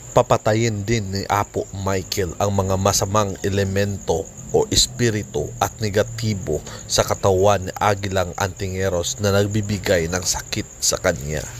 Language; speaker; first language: Filipino; non-native, local second language; Cebuano